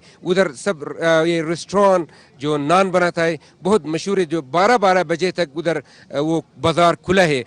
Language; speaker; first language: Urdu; non-native, local second language; Persian